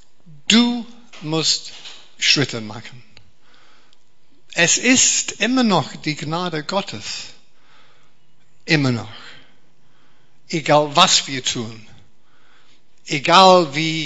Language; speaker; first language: German; non-native, fluent; English